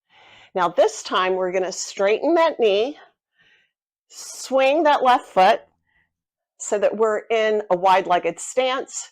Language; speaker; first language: English; native; English